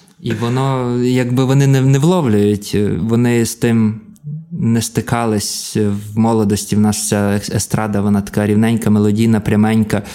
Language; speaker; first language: Ukrainian; native; Ukrainian